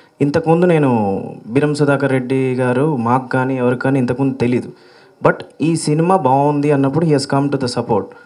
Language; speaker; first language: Telugu; native; Telugu